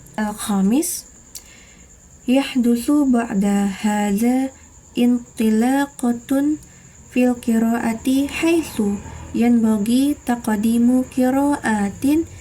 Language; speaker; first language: Arabic; non-native, learner; Indonesian